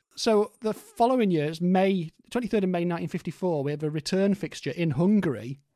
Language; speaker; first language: English; native; English